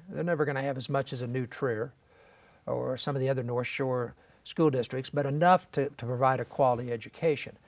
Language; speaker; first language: English; native; English